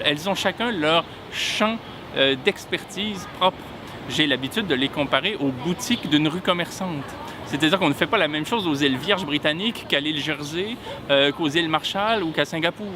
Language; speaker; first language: French; native; French